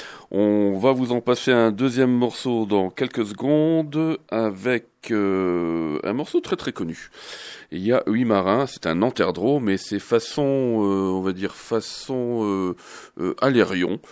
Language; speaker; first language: French; native; French